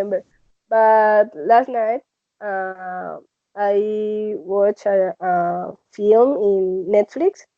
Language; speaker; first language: English; non-native, learner; Spanish